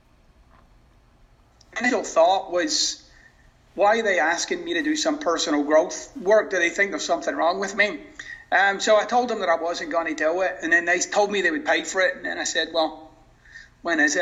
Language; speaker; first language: English; native; English